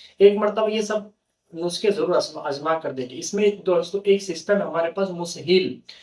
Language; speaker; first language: Hindi; native; Hindi